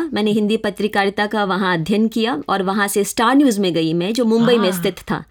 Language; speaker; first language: Hindi; non-native, local second language; Maithili